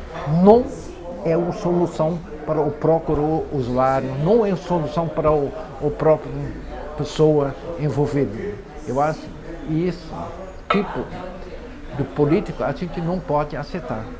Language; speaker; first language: Portuguese; non-native, fluent; Dutch